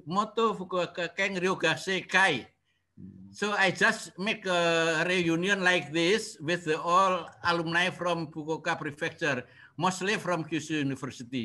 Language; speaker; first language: English; non-native, learner; Indonesian